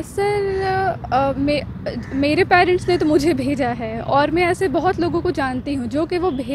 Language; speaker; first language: Hindi; native; Hindi